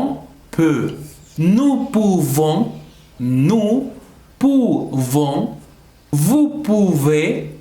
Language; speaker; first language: French; non-native, fluent; Spanish